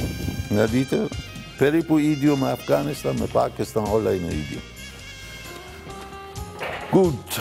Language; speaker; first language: Greek; non-native, learner; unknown